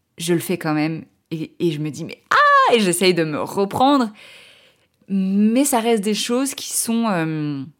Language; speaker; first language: French; native; French